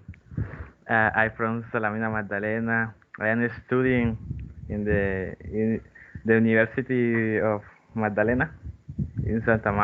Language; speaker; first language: English; non-native, learner; Spanish